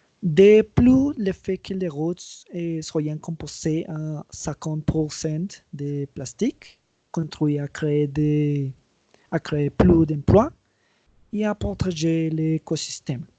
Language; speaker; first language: French; non-native, learner; Spanish